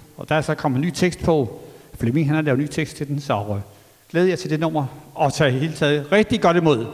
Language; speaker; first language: Danish; native; Danish